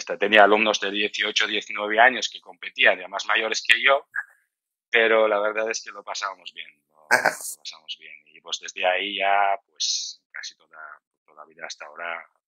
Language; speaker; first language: Spanish; non-native, fluent; Georgian